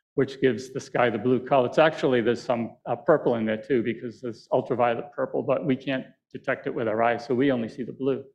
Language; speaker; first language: English; native; English